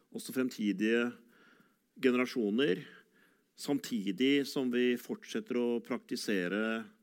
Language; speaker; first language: Norwegian; native; Norwegian